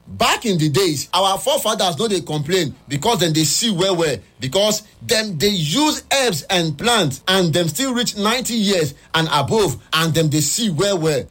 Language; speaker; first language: Nigerian Pidgin; native; Nigerian Pidgin